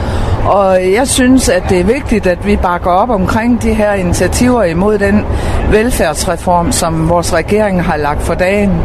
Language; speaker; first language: Danish; native; Danish